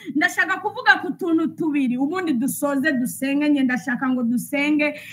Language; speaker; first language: Kinyarwanda; early bilingual, heritage; Kinyarwanda